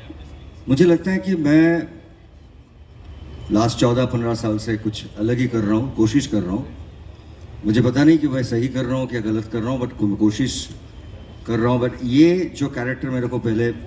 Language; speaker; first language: Hindi; non-native, local second language; Bangla